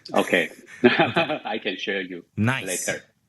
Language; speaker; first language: English; non-native, learner; Chinese